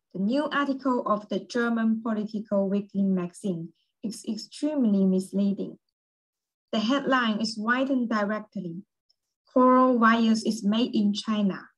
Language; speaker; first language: English; early bilingual, other home language; Chinese